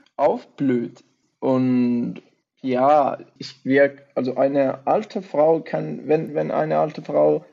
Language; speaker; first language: German; non-native, fluent; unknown